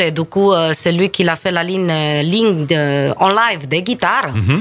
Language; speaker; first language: French; non-native, fluent; Romanian